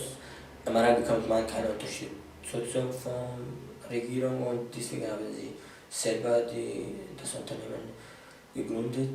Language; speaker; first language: German; early bilingual, other home language; Arabic